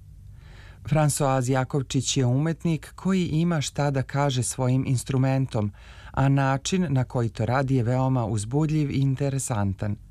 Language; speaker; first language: Serbian; native; Serbian